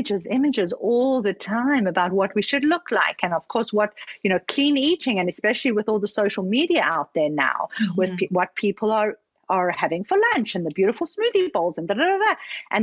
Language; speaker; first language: English; native; English